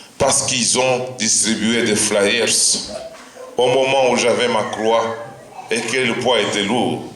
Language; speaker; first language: French; non-native, local second language; Luba-Lulua